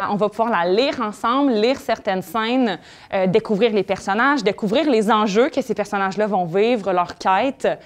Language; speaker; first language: French; native; French